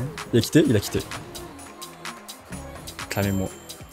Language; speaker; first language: French; native; French